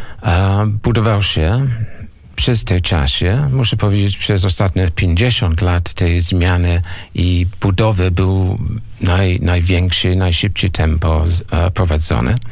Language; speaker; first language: Polish; non-native, learner; English